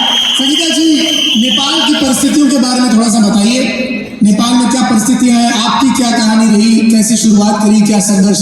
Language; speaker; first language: Hindi; native; Hindi